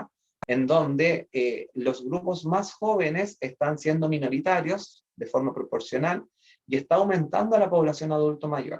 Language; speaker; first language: Spanish; native; Spanish